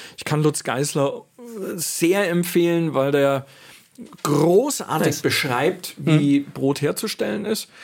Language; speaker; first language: German; native; German